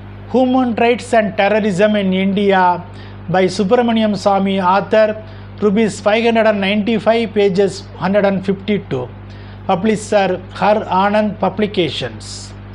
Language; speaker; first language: English; non-native, local second language; Tamil